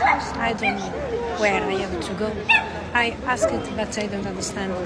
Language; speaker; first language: English; non-native, learner; Italian